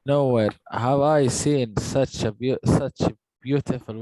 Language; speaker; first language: English; non-native, learner; Arabic